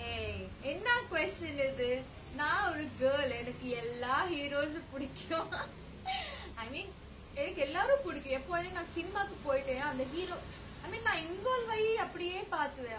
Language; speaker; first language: Tamil; non-native, learner; Telugu